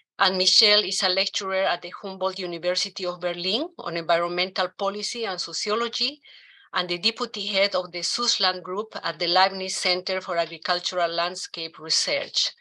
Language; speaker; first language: English; non-native, fluent; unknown